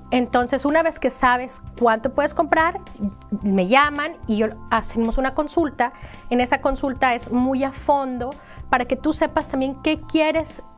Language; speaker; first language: Spanish; native; Spanish